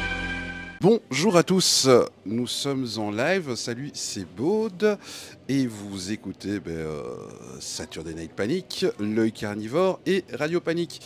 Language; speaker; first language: French; native; French